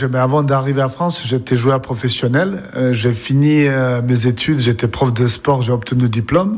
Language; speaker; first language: French; non-native, fluent; Serbian